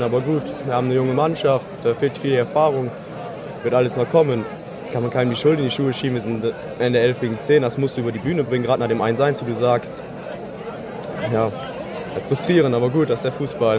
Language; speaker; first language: German; native; German